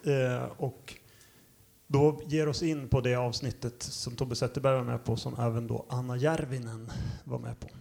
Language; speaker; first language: Swedish; native; Swedish